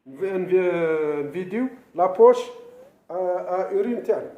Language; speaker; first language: French; non-native, local second language; Arabic